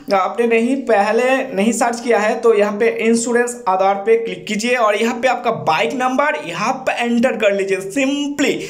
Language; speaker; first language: Hindi; non-native, local second language; Bangla